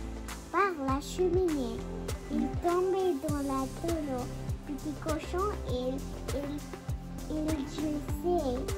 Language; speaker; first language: French; early bilingual, other home language; Bangla